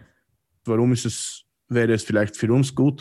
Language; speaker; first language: German; non-native, fluent; English